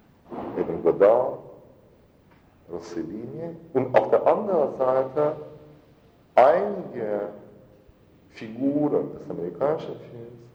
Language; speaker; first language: German; non-native, fluent; Russian